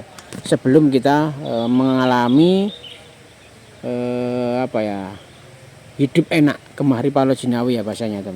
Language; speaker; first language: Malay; non-native, local second language; Javanese